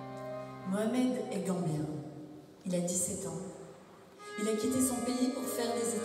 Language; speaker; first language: French; native; French